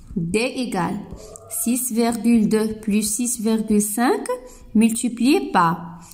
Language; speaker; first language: French; non-native, local second language; Arabic